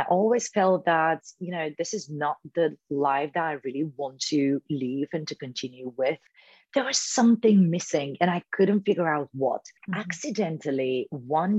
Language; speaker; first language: English; non-native, fluent; Bulgarian